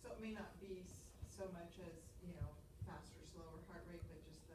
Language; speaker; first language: English; native; English